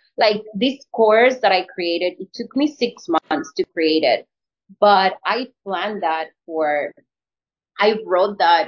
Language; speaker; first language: English; non-native, fluent; Spanish